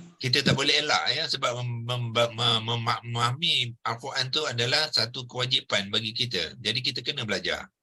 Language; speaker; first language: Malay; native; Malay